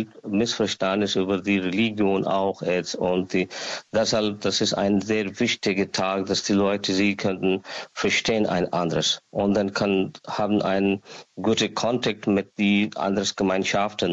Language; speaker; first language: German; non-native, learner; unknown